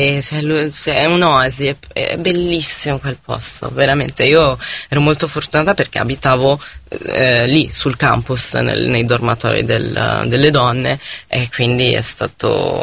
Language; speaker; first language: Italian; non-native, fluent; Arabic